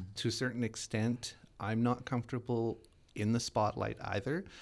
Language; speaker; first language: English; native; English